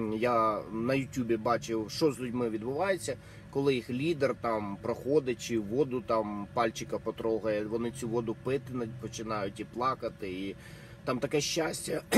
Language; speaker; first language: Ukrainian; non-native, local second language; Russian